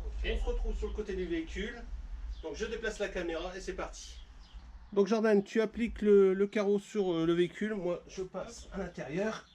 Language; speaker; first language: French; native; French